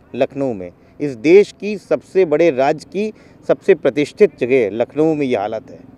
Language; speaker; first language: Hindi; native; Hindi